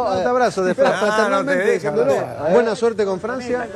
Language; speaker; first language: Spanish; native; Spanish